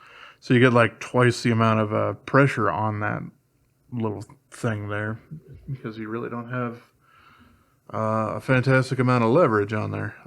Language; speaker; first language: English; native; English